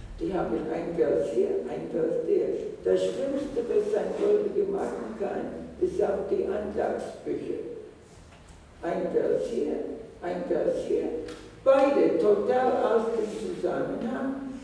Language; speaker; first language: German; non-native, fluent; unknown